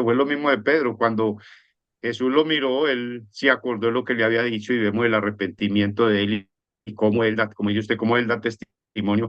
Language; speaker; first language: Spanish; native; Spanish